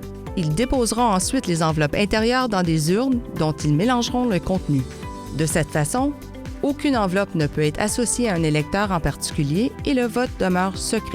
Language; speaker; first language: French; native; French